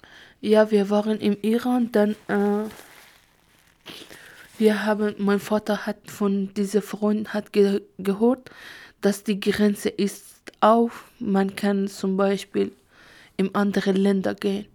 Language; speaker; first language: German; non-native, learner; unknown